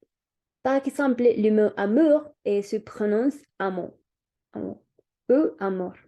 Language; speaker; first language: French; non-native, learner; Spanish